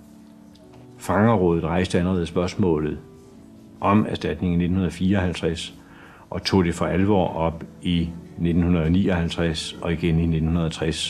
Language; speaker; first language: Danish; native; Danish